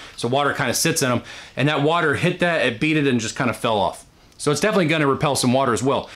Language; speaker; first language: English; native; English